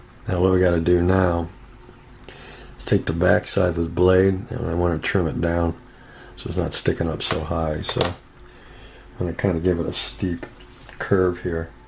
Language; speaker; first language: English; native; English